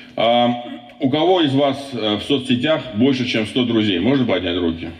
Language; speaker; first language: Russian; non-native, local second language; Armenian